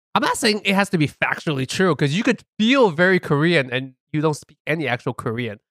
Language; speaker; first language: English; native; English